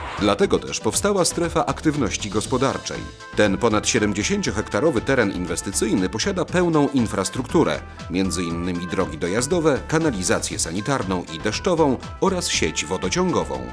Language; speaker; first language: Polish; native; Polish